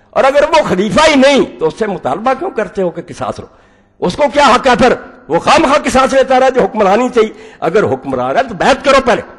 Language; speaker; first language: Urdu; native; Urdu